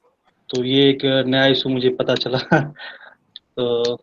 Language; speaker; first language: Hindi; native; Hindi